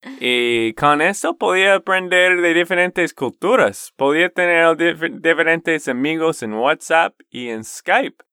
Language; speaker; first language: Spanish; non-native, fluent; English